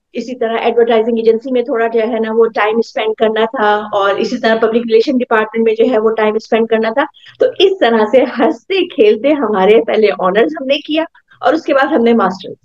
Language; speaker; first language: Urdu; native; Urdu